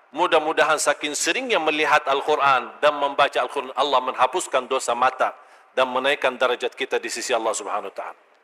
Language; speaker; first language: Malay; non-native, fluent; Arabic